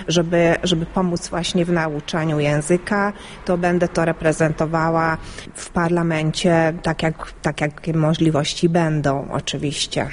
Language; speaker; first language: Polish; early bilingual, heritage; Polish